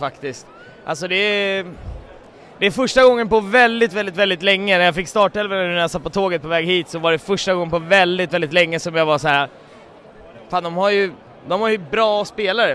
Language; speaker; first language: Swedish; native; Swedish